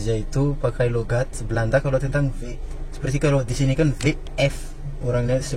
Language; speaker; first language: Indonesian; non-native, fluent; Malagasy